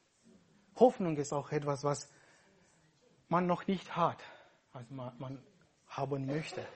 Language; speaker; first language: German; non-native, fluent; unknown